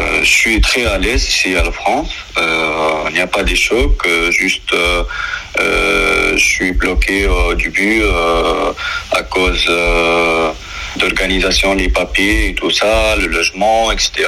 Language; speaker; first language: French; non-native, learner; Arabic